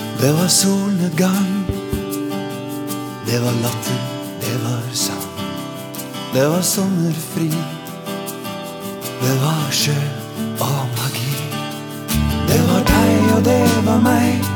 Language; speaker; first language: Norwegian; early bilingual, other home language; Ukrainian